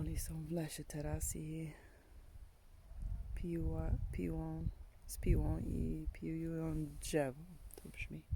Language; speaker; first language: Polish; non-native, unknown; English